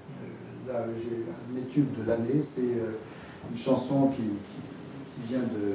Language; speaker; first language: French; native; French